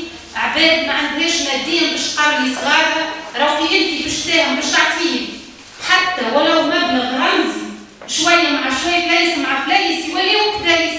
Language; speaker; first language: Arabic; native; Arabic